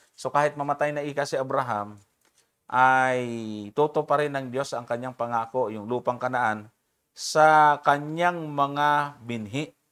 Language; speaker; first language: Filipino; native; Filipino